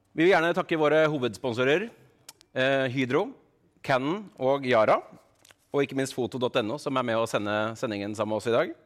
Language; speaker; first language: Norwegian; native; Norwegian